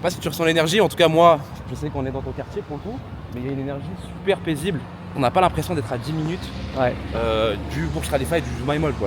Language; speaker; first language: French; native; French